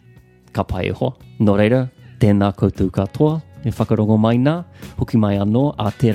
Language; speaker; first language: Māori; non-native, local second language; English